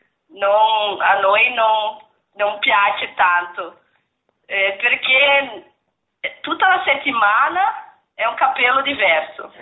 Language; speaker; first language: Italian; non-native, learner; Portuguese